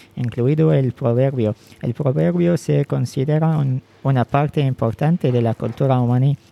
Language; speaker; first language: Spanish; non-native, fluent; Arabic